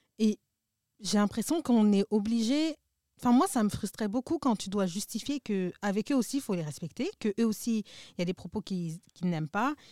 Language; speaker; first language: French; native; French